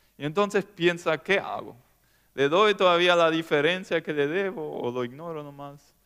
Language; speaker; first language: Spanish; non-native, local second language; German